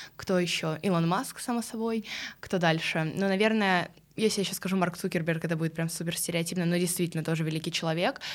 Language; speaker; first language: Russian; early bilingual, other home language; Swedish